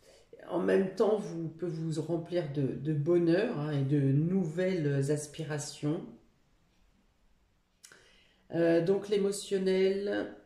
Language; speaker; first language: French; native; French